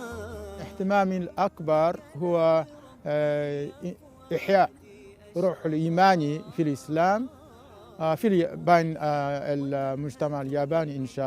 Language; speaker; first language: Arabic; non-native, fluent; Japanese